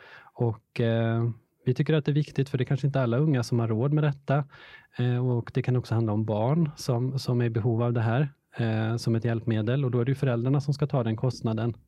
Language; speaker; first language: Swedish; native; Swedish